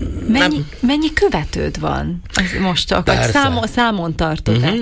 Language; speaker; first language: Hungarian; native; Hungarian